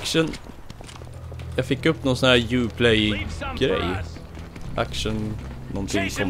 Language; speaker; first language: Swedish; native; Swedish